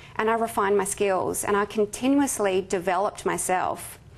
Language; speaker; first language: English; native; English